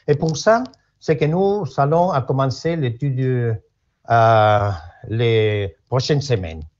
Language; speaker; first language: French; non-native, learner; Spanish